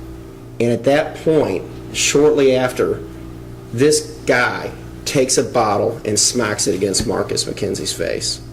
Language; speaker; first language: English; native; English